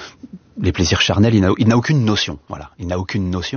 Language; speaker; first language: French; native; French